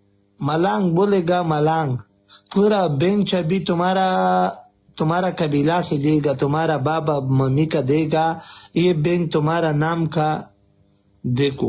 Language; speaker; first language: Hindi; non-native, learner; Pashto